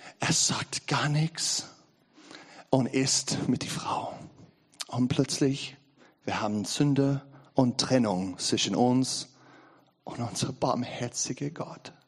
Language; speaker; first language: German; non-native, learner; English